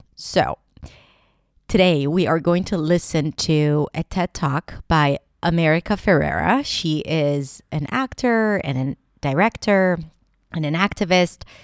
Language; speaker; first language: English; non-native, fluent; Hebrew